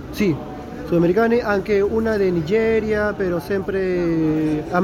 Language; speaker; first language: Italian; non-native, learner; Spanish